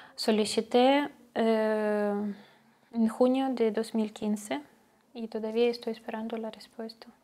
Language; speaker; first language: Spanish; non-native, fluent; Russian